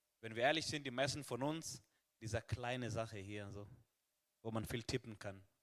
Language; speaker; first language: German; non-native, fluent; Swahili